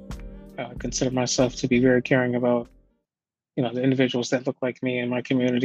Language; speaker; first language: English; native; English